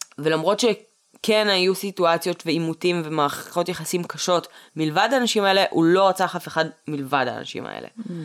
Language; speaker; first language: Hebrew; early bilingual, other home language; Russian